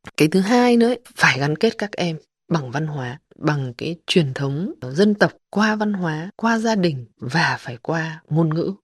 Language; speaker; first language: Vietnamese; native; Vietnamese